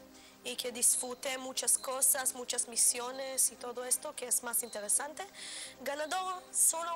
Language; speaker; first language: Spanish; non-native, learner; Hebrew